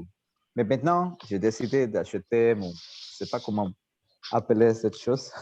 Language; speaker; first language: French; non-native, learner; Spanish